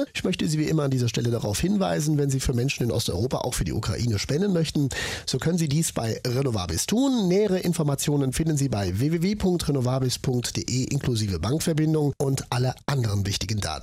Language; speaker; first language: German; native; German